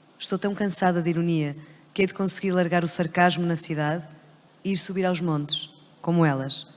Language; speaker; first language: Portuguese; native; Portuguese